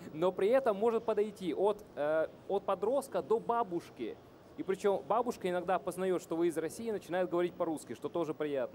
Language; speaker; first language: Russian; native; Russian